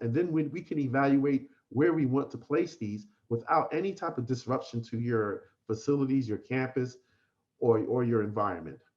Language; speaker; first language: English; native; English